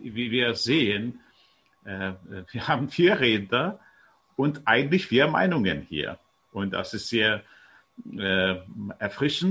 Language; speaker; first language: German; non-native, fluent; Polish